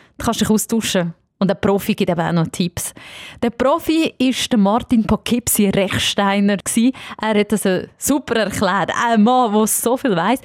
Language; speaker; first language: German; native; German